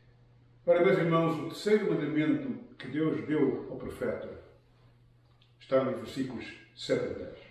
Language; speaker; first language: Portuguese; native; Portuguese